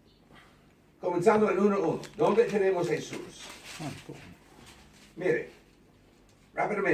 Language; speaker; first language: Spanish; non-native, learner; English